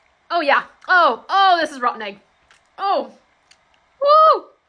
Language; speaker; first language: English; non-native, fluent; Japanese